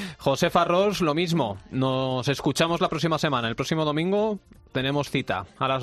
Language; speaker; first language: Spanish; native; Spanish